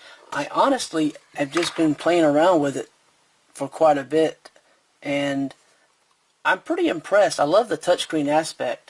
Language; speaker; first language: English; native; English